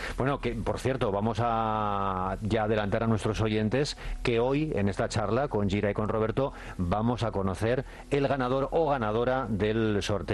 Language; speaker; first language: Spanish; native; Spanish